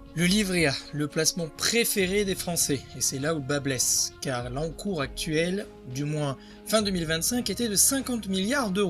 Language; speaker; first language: French; native; French